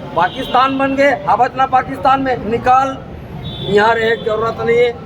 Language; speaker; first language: Hindi; native; Hindi